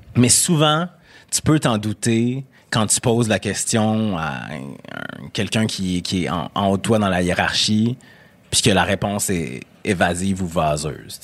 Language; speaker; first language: French; native; French